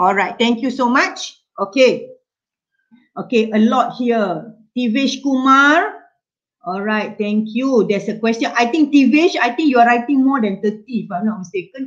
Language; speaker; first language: English; non-native, local second language; Malay